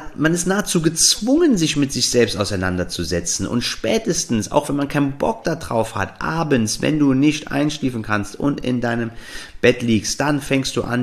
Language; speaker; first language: German; native; German